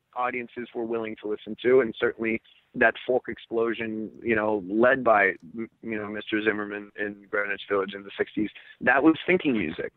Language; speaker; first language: English; native; English